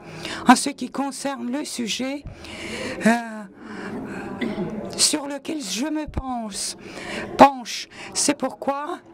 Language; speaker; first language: French; non-native, local second language; Latvian